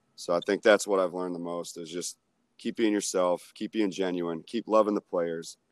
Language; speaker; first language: English; native; English